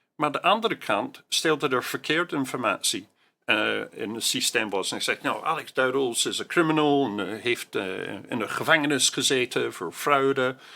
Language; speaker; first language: Dutch; non-native, fluent; English